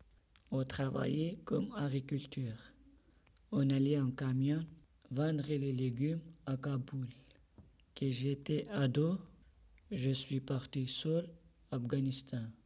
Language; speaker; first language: French; non-native, learner; Pashto